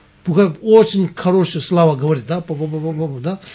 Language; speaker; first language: Russian; non-native, learner; Tibetan